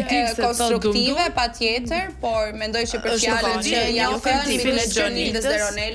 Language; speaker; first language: Albanian; native; Albanian